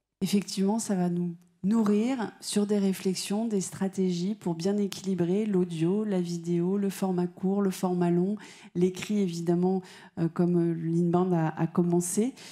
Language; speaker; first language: French; native; French